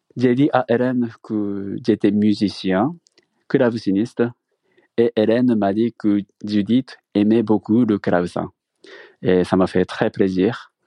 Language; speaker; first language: French; non-native, fluent; Japanese